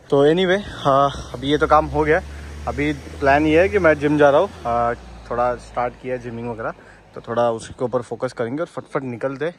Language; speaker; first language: Hindi; non-native, local second language; Marathi